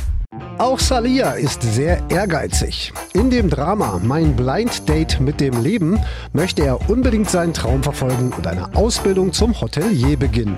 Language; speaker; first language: German; native; German